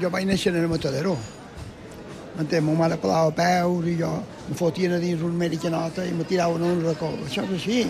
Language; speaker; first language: Catalan; native; Catalan